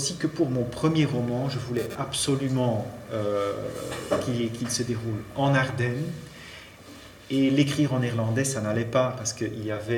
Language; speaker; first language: French; non-native, fluent; Dutch